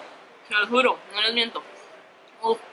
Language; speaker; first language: Spanish; native; Spanish